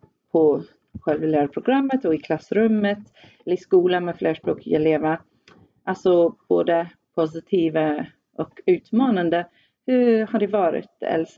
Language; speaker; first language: Swedish; non-native, fluent; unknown